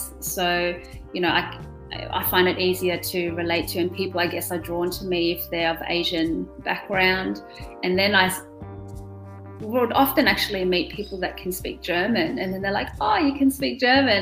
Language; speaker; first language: English; non-native, local second language; German